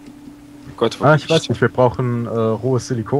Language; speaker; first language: German; native; German